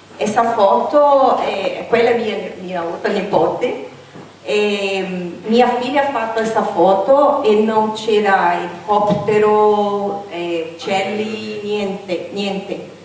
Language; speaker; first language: Italian; non-native, learner; Portuguese